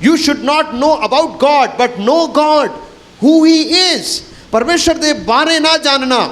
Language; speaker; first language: Hindi; non-native, local second language; Punjabi